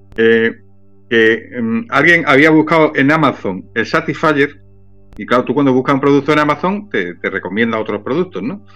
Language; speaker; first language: Spanish; native; Spanish